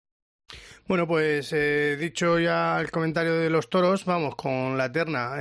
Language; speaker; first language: Spanish; native; Spanish